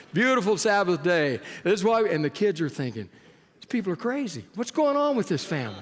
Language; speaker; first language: English; native; English